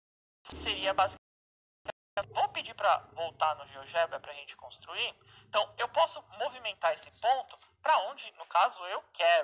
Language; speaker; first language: Portuguese; native; Portuguese